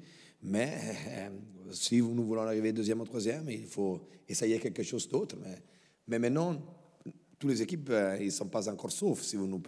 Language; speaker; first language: French; non-native, local second language; Italian